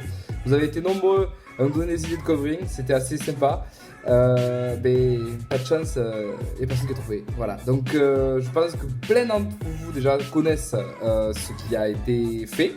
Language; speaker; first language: French; native; French